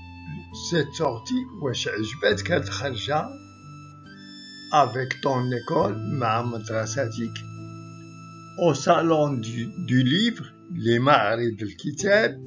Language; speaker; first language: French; non-native, local second language; Arabic